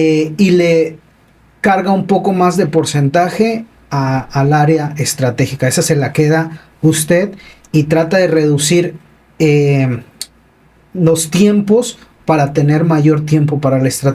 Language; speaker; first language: Spanish; native; Spanish